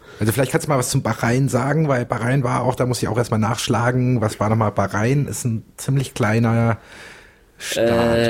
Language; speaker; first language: German; native; German